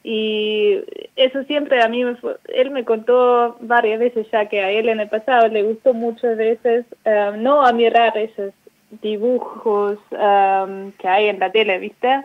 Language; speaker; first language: Spanish; non-native, fluent; German